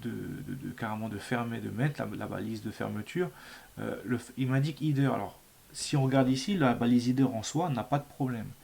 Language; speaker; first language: French; native; French